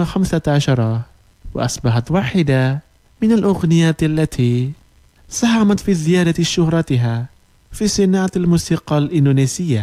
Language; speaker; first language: Arabic; non-native, fluent; Indonesian